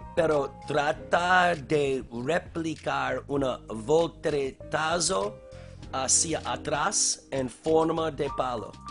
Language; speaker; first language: Spanish; non-native, learner; English